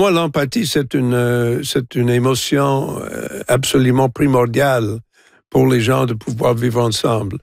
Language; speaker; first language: French; non-native, local second language; English